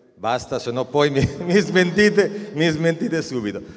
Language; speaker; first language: Italian; native; Italian